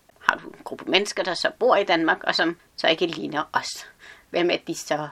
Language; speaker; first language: Danish; early bilingual, other home language; Arabic